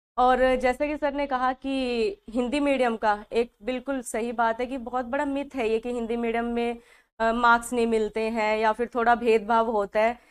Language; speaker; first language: Hindi; non-native, local second language; Punjabi